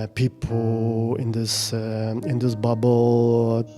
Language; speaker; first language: English; non-native, fluent; Polish